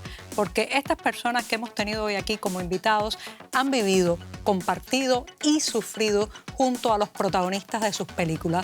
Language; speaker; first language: Spanish; native; Spanish